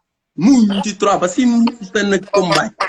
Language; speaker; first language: Portuguese; non-native, learner; Kabuverdianu